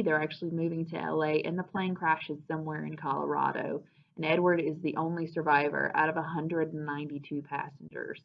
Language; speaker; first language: English; native; English